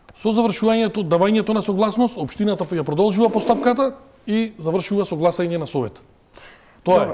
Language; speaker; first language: Macedonian; native; Macedonian